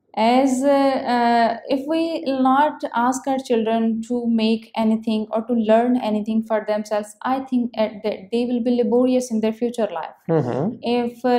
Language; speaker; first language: English; non-native, local second language; Punjabi